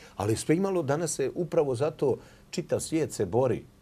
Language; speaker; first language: Serbian; native; Serbian